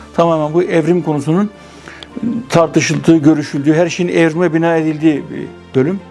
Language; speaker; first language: Turkish; native; Turkish